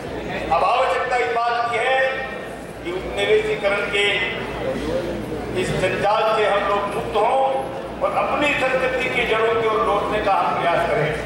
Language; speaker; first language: Hindi; native; Hindi